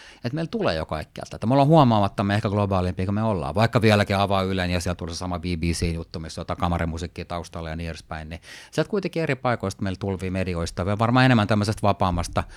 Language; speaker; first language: Finnish; early bilingual, heritage; Finnish